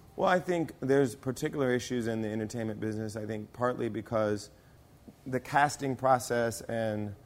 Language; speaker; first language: English; native; English